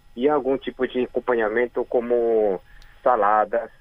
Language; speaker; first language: Portuguese; early bilingual, other home language; Korean